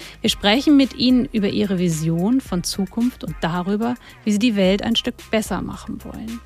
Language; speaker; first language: German; native; German